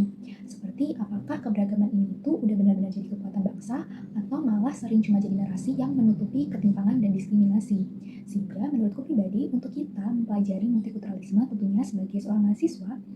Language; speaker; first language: Indonesian; native; Indonesian